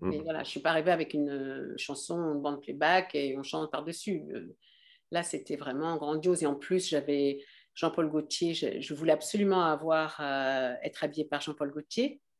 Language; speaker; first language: French; early bilingual, other home language; Arabic